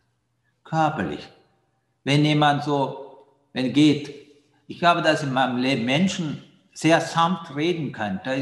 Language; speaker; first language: German; non-native, fluent; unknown